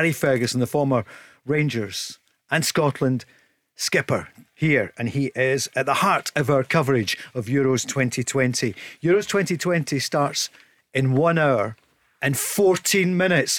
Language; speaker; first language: English; native; English